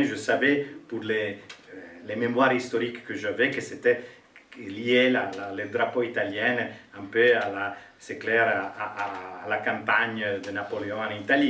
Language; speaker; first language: French; non-native, fluent; Italian